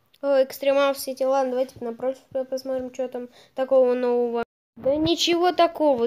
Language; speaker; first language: Russian; native; Russian